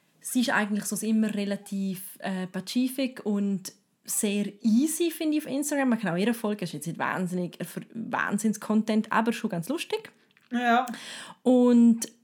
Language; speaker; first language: German; native; German